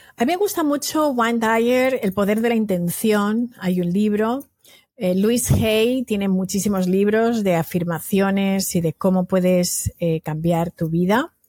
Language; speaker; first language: Spanish; native; Spanish